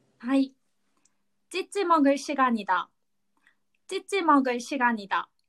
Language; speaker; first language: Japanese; early bilingual, other home language; Korean